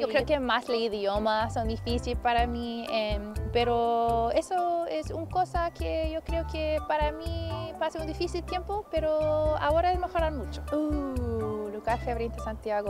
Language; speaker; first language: Spanish; non-native, learner; English